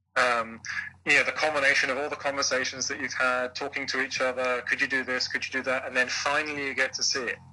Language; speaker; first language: English; native; English